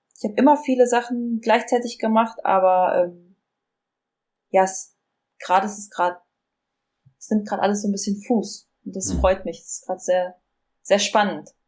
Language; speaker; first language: German; native; German